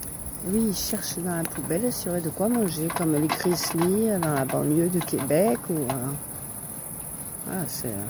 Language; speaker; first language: French; native; French